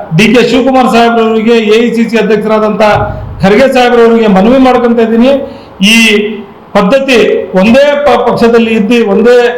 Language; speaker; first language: Kannada; non-native, local second language; Urdu